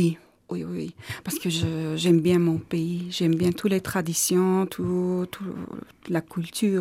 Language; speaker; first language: French; non-native, learner; Armenian